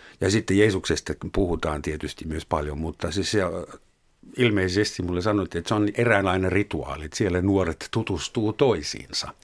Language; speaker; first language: Finnish; non-native, fluent; German